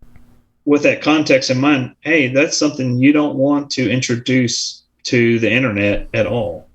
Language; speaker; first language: English; native; English